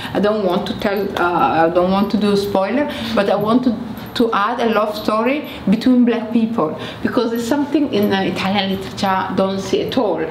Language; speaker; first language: English; non-native, fluent; Somali